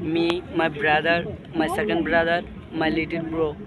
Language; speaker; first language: English; non-native, local second language; Assamese